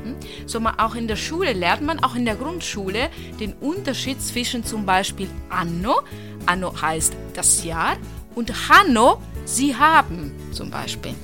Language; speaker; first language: German; non-native, fluent; Italian